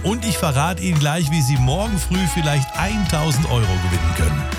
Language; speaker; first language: German; native; German